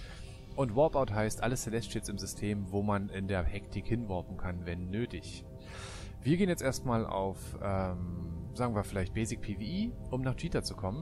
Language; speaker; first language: German; native; German